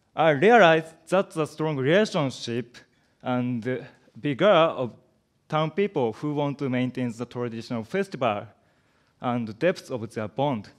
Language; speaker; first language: English; non-native, learner; Japanese